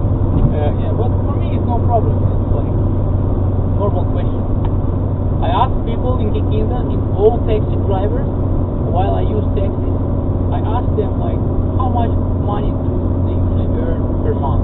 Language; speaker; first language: English; non-native, fluent; Russian